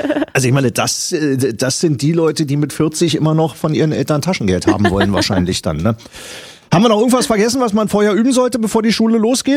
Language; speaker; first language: German; native; German